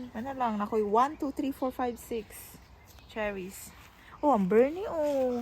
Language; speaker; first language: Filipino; non-native, local second language; Cebuano